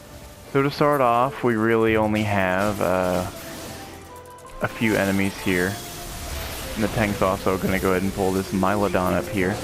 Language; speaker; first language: English; native; English